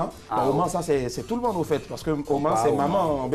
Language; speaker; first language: French; native; French